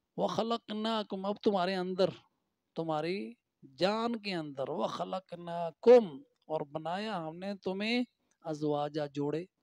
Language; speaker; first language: Urdu; non-native, local second language; Punjabi